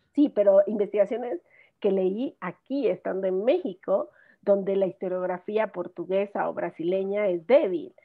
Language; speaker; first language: Spanish; native; Spanish